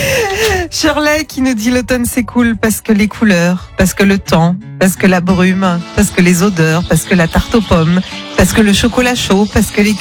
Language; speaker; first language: French; native; French